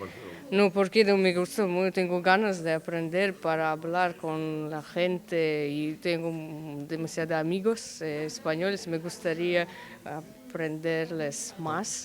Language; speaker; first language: Spanish; non-native, learner; Russian